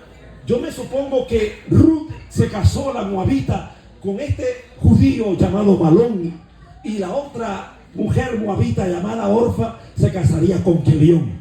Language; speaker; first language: Spanish; native; Spanish